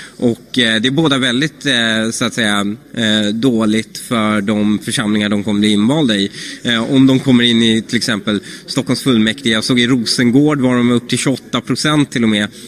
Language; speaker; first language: Swedish; early bilingual, other home language; Persian